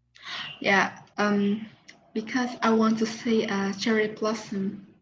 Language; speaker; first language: English; non-native, learner; Vietnamese